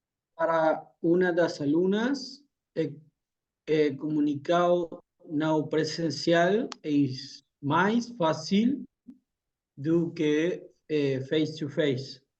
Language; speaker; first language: Portuguese; non-native, learner; Spanish